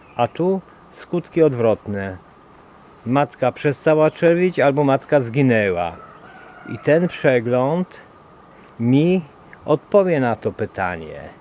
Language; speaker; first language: Polish; native; Polish